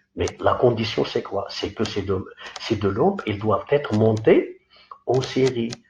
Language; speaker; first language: French; non-native, local second language; Arabic